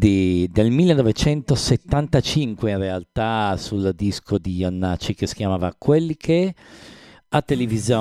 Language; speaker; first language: Italian; native; Italian